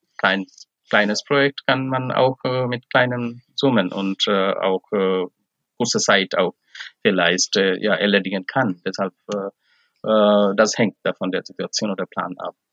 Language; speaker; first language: German; non-native, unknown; Bangla